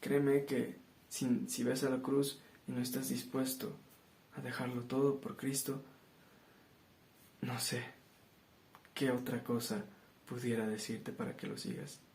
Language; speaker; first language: Spanish; native; Spanish